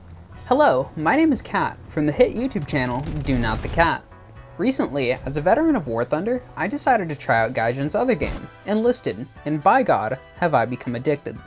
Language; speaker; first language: English; native; English